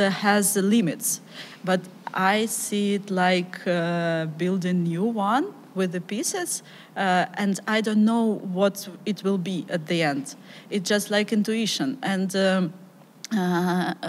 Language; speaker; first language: English; non-native, learner; Ukrainian